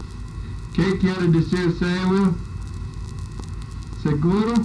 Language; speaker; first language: Spanish; non-native, learner; English